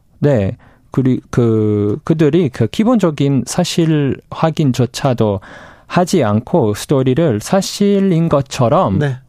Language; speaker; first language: Korean; non-native, fluent; English